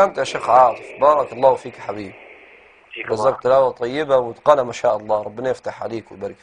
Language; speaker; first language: Arabic; native; Arabic